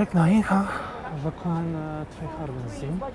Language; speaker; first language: Dutch; non-native, learner; Polish